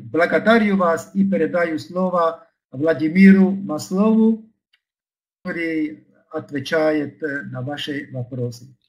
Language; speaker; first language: Russian; non-native, learner; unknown